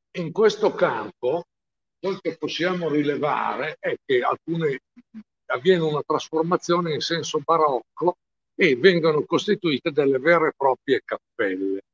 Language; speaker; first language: Italian; native; Italian